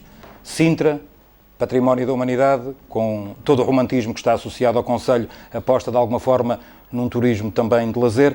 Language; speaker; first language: Portuguese; native; Portuguese